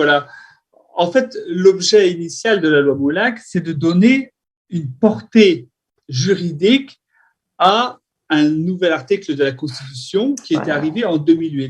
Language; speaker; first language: French; native; French